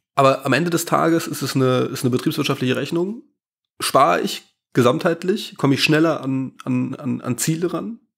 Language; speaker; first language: German; native; German